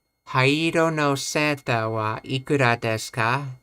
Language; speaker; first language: Japanese; non-native, learner; English